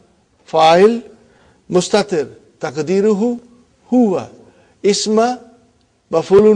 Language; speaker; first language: Arabic; non-native, fluent; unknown